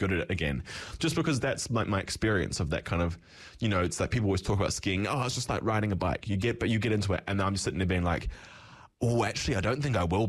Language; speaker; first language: English; native; English